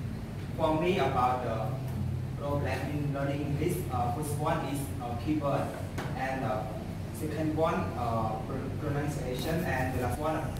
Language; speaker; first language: English; non-native, learner; Khmer